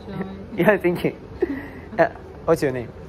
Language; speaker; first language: English; non-native, learner; Japanese